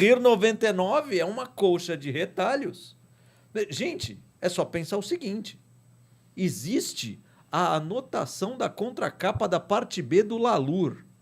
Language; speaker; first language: Portuguese; native; Portuguese